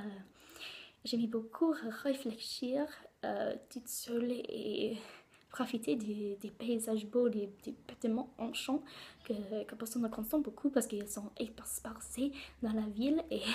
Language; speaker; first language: French; non-native, learner; English